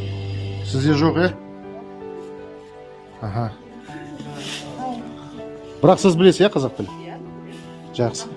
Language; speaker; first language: Kazakh; non-native, local second language; Russian